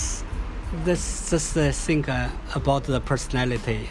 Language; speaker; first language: English; non-native, fluent; Chinese